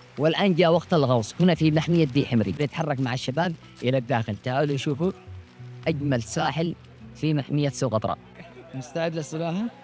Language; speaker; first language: Arabic; native; Arabic